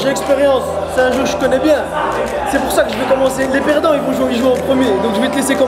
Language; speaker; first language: French; native; French